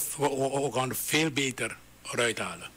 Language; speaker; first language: Dutch; non-native, local second language; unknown